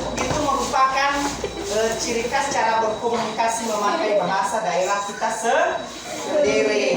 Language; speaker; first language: Indonesian; non-native, local second language; Nias